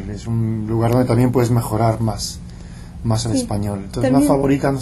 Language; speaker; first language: Spanish; non-native, local second language; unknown